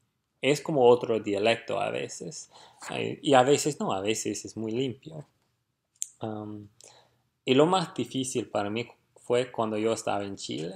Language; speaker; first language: Spanish; non-native, fluent; English